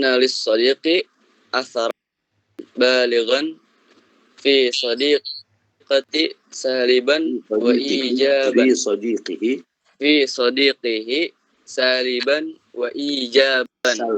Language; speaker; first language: Arabic; non-native, learner; Indonesian